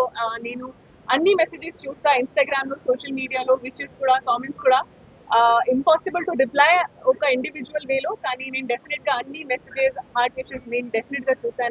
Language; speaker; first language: Telugu; non-native, local second language; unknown